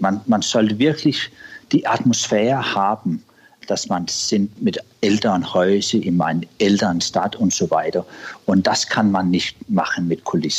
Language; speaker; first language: German; non-native, learner; Danish